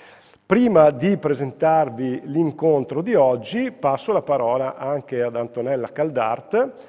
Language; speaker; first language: Italian; native; Italian